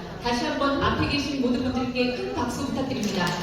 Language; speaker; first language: Korean; native; Korean